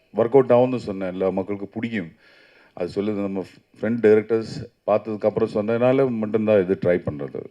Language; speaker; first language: Tamil; non-native, learner; Malayalam